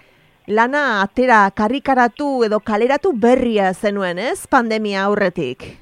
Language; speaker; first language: Basque; native; Basque